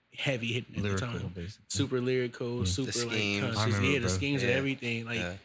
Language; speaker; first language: English; native; English